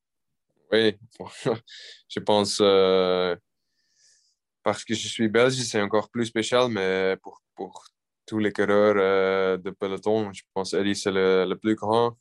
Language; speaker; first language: French; non-native, local second language; Dutch